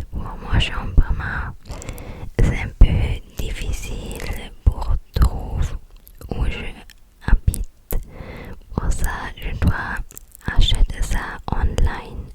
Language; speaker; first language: French; non-native, learner; English